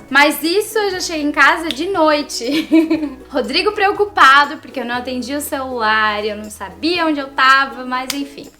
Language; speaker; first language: Portuguese; native; Portuguese